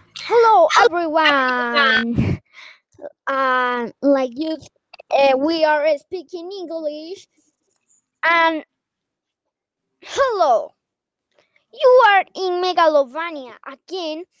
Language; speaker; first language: English; non-native, learner; Spanish